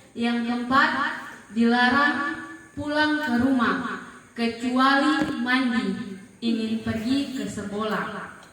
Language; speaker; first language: Indonesian; native; Indonesian